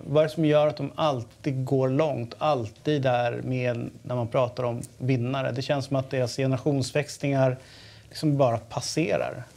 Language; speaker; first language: Swedish; native; Swedish